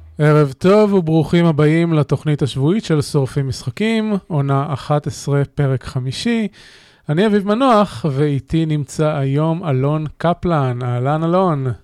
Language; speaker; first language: Hebrew; native; Hebrew